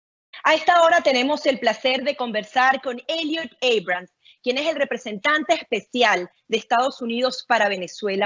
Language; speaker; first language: Spanish; native; Spanish